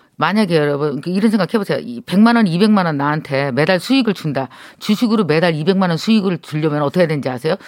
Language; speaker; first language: Korean; native; Korean